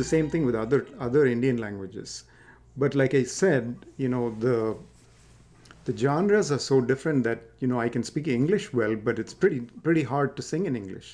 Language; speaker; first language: English; non-native, local second language; Tamil